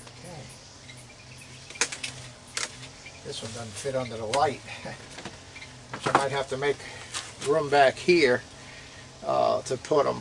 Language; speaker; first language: English; native; English